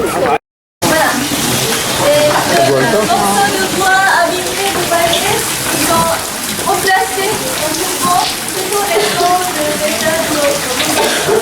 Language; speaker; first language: French; non-native, fluent; Japanese